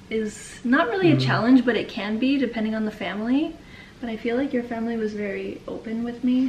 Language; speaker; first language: English; native; English